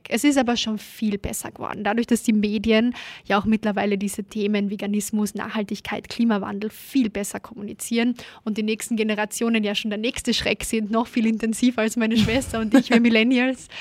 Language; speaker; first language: German; native; German